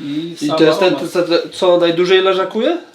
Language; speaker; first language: Polish; native; Polish